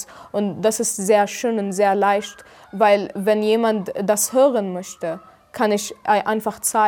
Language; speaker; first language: German; non-native, fluent; Arabic